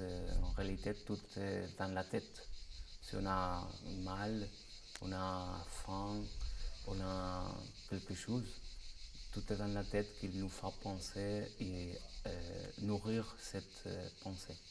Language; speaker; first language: French; non-native, learner; Spanish